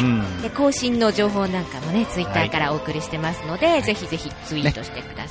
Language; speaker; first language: Japanese; native; Japanese